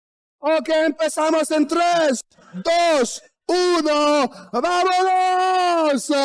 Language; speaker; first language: Spanish; non-native, learner; French